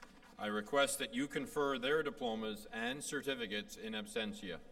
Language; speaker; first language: English; native; English